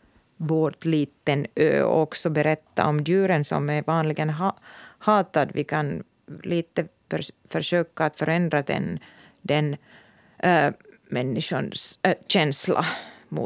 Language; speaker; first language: Swedish; non-native, local second language; Finnish